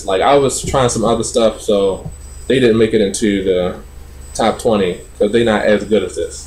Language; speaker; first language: English; native; English